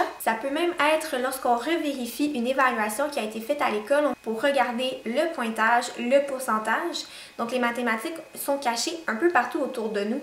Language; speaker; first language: French; native; French